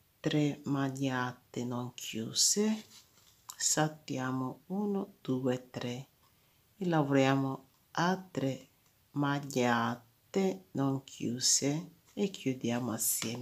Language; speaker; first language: Italian; non-native, fluent; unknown